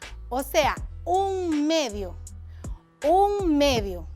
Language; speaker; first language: Spanish; native; Spanish